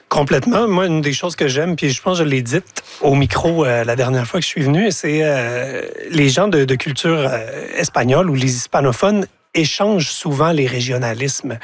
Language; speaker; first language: French; native; French